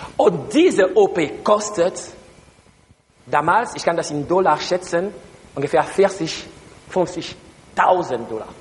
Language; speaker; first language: German; non-native, learner; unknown